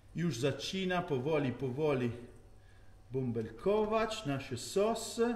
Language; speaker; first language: Polish; non-native, learner; Italian